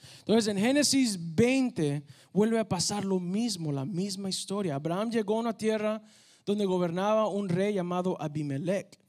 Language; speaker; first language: Spanish; early bilingual, heritage; Spanish